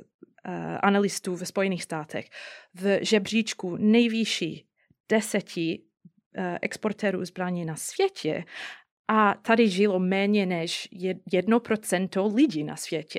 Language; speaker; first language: Czech; non-native, fluent; English